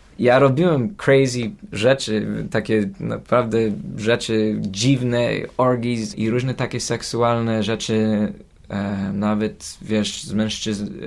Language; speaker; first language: Polish; early bilingual, heritage; Polish